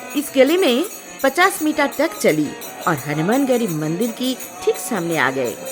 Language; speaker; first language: Hindi; non-native, local second language; Bangla